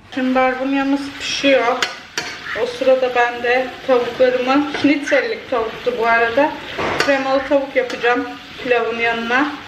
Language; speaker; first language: Turkish; early bilingual, heritage; Turkish